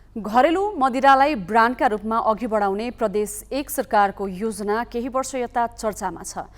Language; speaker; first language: Nepali; native; Nepali